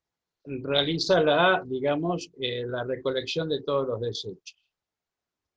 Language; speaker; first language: Spanish; native; Spanish